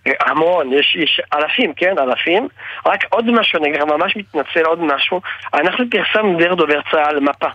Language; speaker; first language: Hebrew; non-native, fluent; French